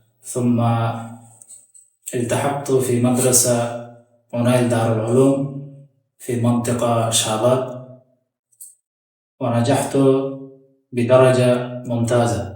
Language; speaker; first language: Arabic; non-native, learner; Bangla